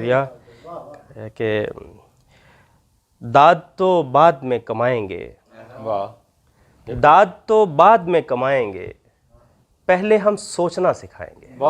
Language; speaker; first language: Urdu; native; Urdu